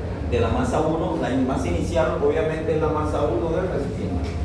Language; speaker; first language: Spanish; native; Spanish